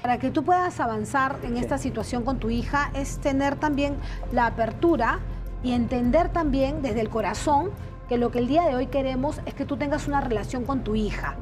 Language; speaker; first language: Spanish; native; Spanish